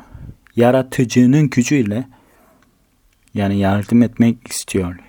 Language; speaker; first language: Turkish; non-native, fluent; Korean